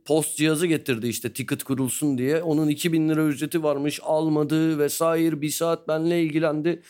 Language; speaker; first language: Turkish; native; Turkish